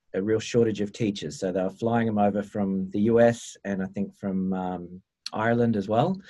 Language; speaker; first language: English; native; English